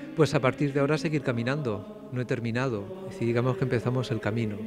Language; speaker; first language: Spanish; native; Spanish